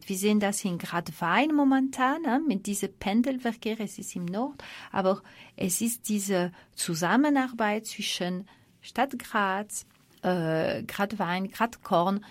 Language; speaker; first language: German; non-native, fluent; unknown